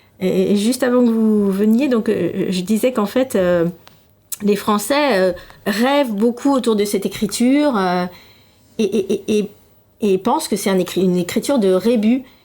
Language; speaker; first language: French; native; French